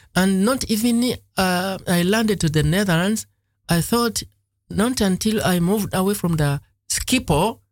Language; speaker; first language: English; non-native, local second language; Ganda